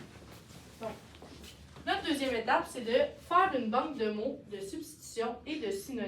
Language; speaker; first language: French; native; French